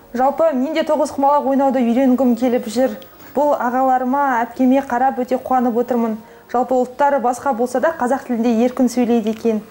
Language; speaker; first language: Kazakh; native; Kazakh